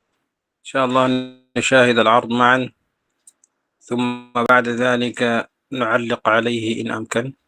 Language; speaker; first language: Arabic; non-native, fluent; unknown